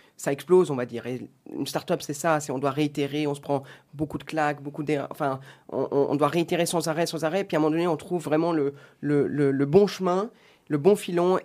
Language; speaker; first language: French; native; French